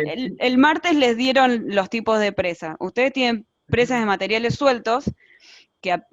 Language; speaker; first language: Spanish; native; Spanish